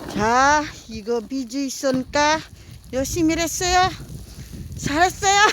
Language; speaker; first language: Korean; non-native, learner; Filipino